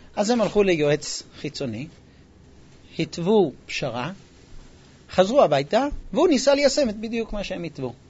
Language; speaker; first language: Hebrew; non-native, fluent; English